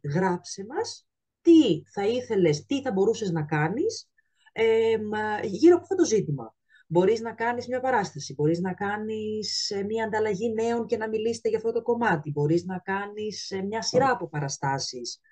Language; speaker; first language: Greek; native; Greek